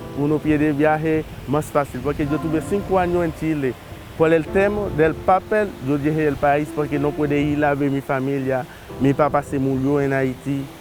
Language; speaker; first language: Spanish; non-native, learner; Haitian Creole